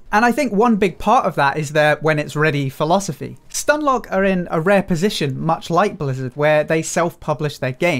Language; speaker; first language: English; native; English